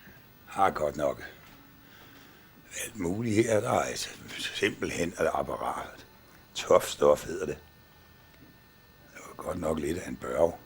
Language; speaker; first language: Danish; native; Danish